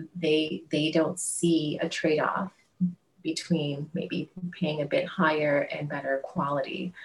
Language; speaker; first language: English; native; English